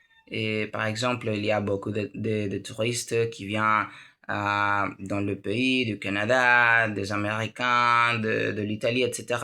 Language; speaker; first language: French; non-native, learner; Spanish